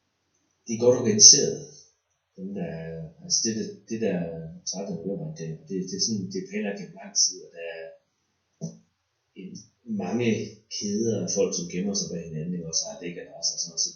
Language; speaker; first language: Danish; native; Danish